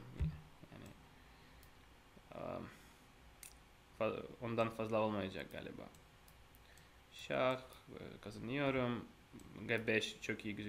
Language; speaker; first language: Turkish; non-native, fluent; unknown